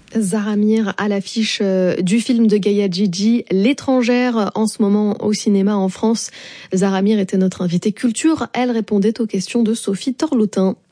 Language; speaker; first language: French; native; French